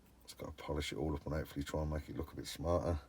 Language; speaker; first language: English; native; English